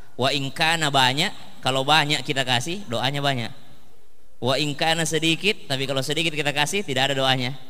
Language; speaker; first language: Indonesian; native; Indonesian